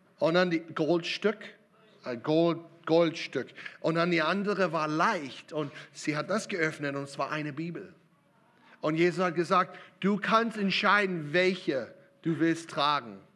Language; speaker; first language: German; non-native, learner; English